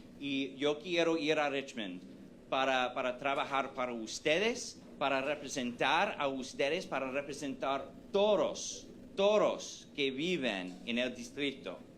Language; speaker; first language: Spanish; non-native, fluent; English